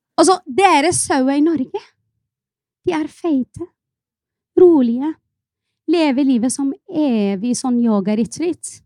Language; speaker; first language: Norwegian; non-native, fluent; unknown